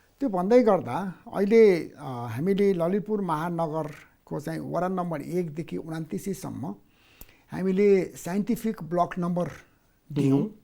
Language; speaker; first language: Nepali; non-native, local second language; Newari